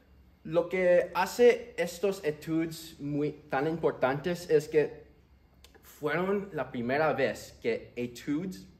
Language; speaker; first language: Spanish; early bilingual, heritage; Spanish